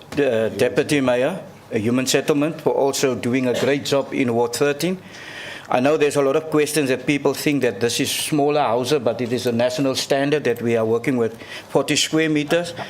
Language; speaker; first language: English; non-native, local second language; Afrikaans